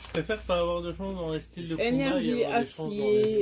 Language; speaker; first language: French; native; French